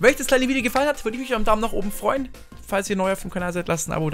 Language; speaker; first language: German; native; German